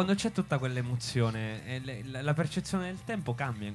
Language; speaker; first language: Italian; native; Italian